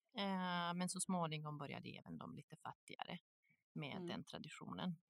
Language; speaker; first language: Swedish; non-native, fluent; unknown